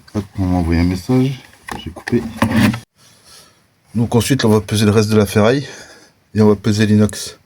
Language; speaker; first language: French; native; French